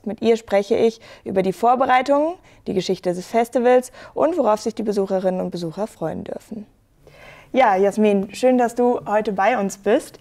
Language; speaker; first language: German; native; German